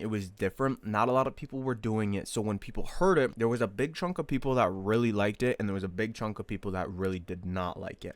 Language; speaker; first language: English; native; English